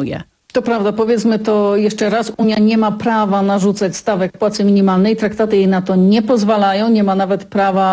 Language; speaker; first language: Polish; native; Polish